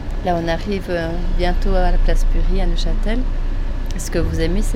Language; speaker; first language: French; native; French